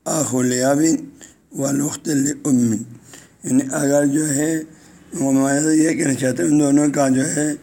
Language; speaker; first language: Urdu; non-native, local second language; Balti